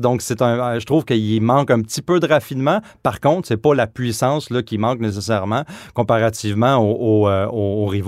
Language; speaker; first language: French; native; French